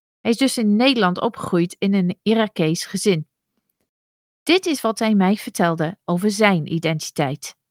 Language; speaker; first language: Dutch; non-native, fluent; English